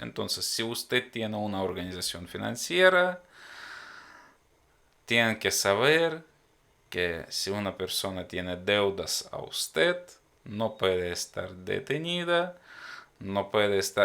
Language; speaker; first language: Spanish; non-native, fluent; Ukrainian